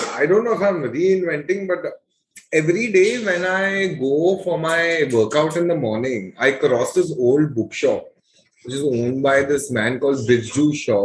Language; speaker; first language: English; non-native, local second language; Hindi